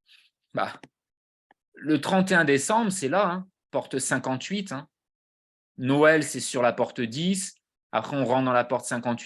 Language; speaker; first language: French; native; French